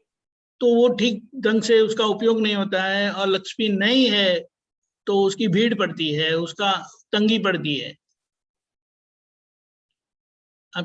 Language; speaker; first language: Hindi; non-native, local second language; Gujarati